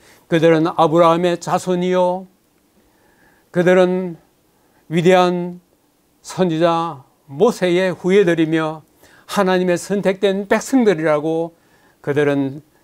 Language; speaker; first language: Korean; native; Korean